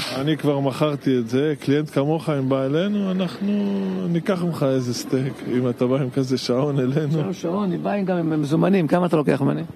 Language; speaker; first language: Hebrew; native; Hebrew